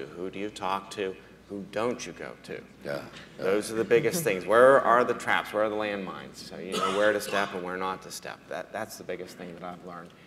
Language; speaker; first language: English; native; English